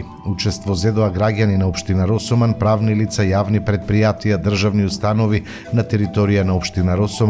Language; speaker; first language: Macedonian; native; Macedonian